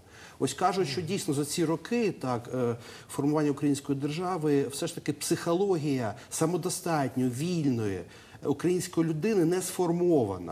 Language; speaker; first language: Ukrainian; native; Ukrainian